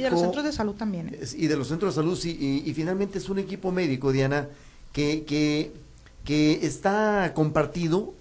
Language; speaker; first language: Spanish; native; Spanish